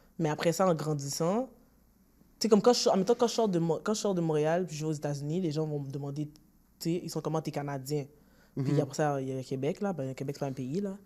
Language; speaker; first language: French; early bilingual, other home language; Haitian Creole